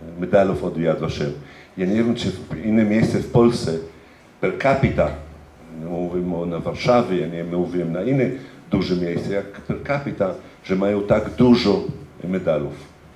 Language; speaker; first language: Polish; non-native, learner; Hebrew